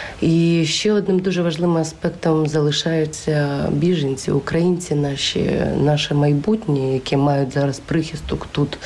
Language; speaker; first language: Ukrainian; native; Ukrainian